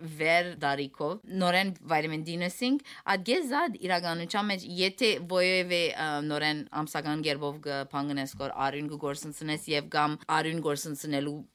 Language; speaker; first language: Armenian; early bilingual, heritage; Armenian